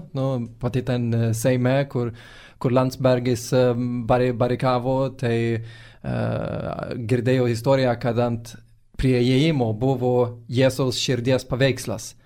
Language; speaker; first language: Lithuanian; non-native, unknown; Swedish